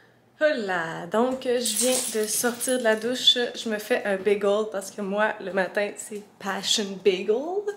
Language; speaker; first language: French; native; French